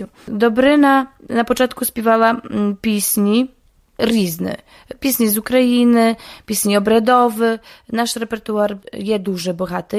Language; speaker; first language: Ukrainian; early bilingual, heritage; Ukrainian